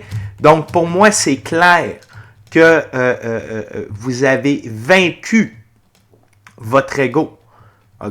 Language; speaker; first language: French; native; French